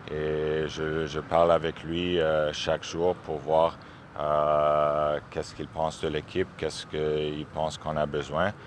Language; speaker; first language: French; non-native, local second language; English